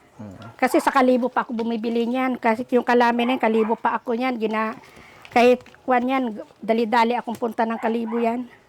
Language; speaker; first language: Filipino; non-native, local second language; Aklanon